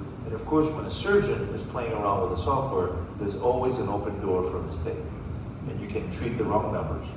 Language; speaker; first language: English; non-native, fluent; Greek